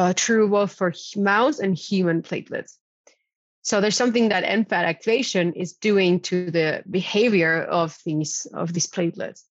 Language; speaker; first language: English; non-native, fluent; Spanish